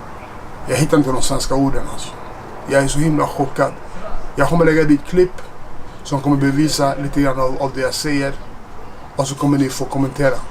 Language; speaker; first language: Swedish; non-native, fluent; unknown